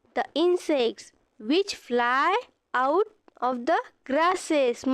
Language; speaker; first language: English; non-native, local second language; Marathi